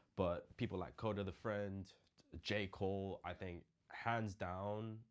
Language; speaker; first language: English; non-native, local second language; Filipino